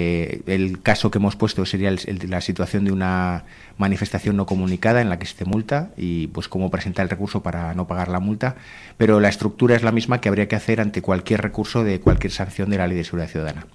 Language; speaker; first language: Spanish; native; Spanish